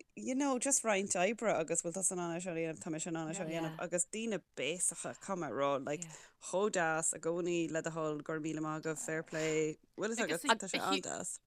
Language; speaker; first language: Irish; native; Irish